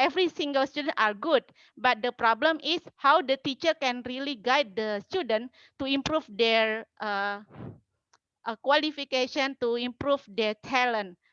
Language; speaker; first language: English; non-native, learner; Indonesian